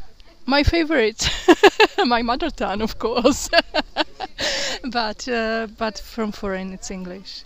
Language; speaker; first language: English; non-native, learner; Czech